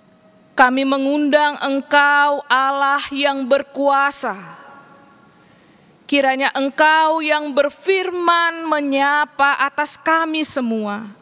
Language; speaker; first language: Indonesian; native; Indonesian